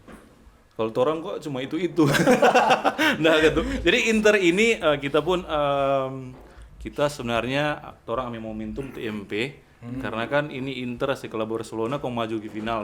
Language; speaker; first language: Indonesian; non-native, local second language; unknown